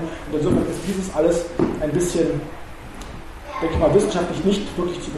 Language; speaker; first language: German; native; German